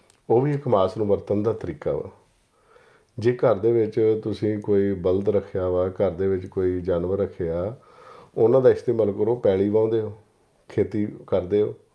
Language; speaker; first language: Punjabi; native; Punjabi